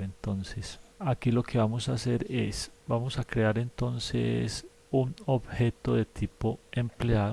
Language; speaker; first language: Spanish; native; Spanish